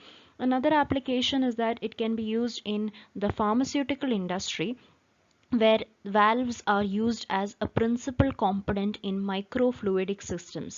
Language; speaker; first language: English; non-native, local second language; Malayalam